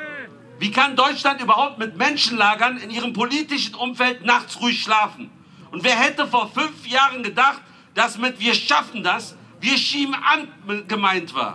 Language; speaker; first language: German; native; German